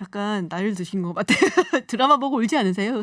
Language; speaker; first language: Korean; native; Korean